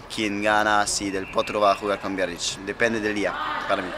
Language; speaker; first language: Spanish; non-native, learner; German